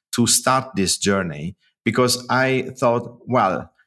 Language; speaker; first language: English; non-native, fluent; Italian